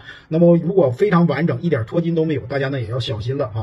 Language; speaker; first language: Chinese; native; Chinese